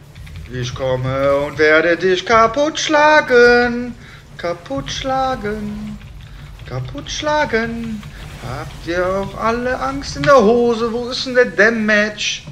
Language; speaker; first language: German; native; German